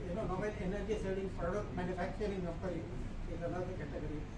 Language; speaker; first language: English; non-native, local second language; Marathi